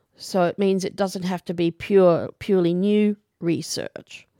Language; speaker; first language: English; native; English